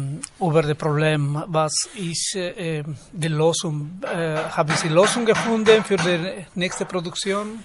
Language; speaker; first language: German; non-native, learner; Spanish